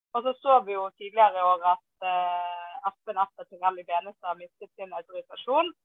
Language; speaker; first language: Norwegian; native; Norwegian